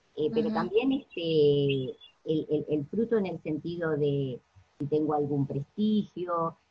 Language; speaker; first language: Spanish; native; Spanish